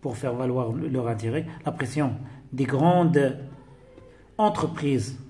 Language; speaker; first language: French; non-native, local second language; Arabic